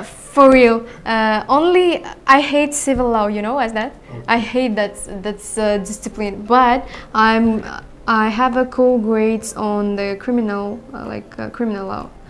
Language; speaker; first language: English; non-native, learner; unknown